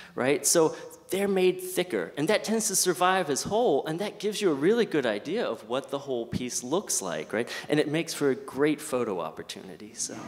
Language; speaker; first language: English; native; English